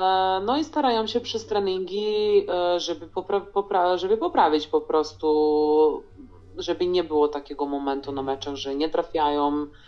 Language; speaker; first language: Polish; non-native, fluent; Serbian